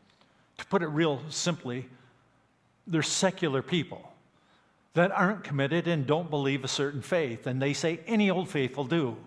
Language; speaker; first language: English; native; English